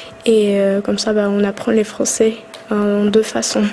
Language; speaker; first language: French; non-native, fluent; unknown